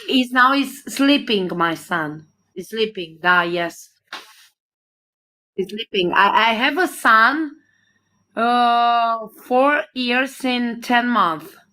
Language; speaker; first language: English; non-native, learner; Romanian